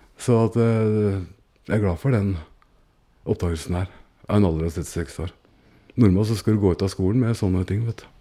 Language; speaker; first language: Norwegian; native; Norwegian